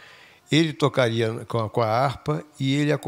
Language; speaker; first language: Portuguese; native; Portuguese